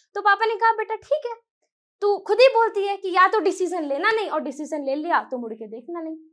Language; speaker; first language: Hindi; native; Hindi